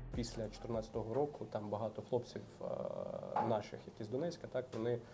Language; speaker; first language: Ukrainian; non-native, local second language; Russian